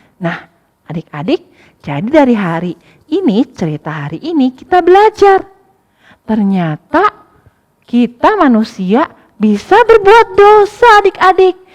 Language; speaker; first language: Indonesian; native; Indonesian